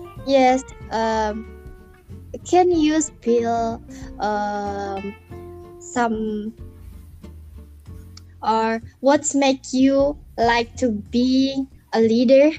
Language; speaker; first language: English; non-native, learner; Indonesian